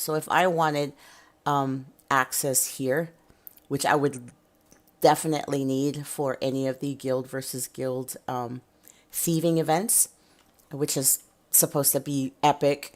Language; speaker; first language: English; native; English